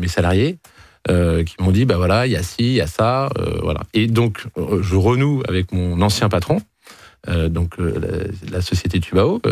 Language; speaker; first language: French; native; French